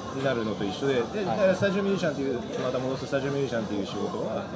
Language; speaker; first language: Japanese; early bilingual, other home language; English